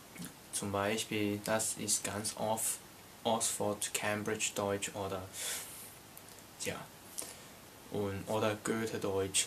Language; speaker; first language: German; non-native, learner; Cantonese